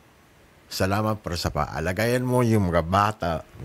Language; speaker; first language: Filipino; non-native, learner; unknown